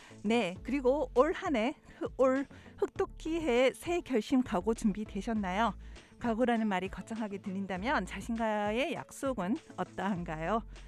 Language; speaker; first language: Korean; native; Korean